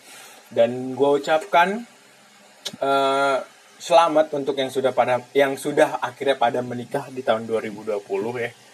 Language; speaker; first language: Indonesian; native; Indonesian